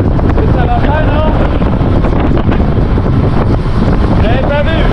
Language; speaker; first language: French; native; French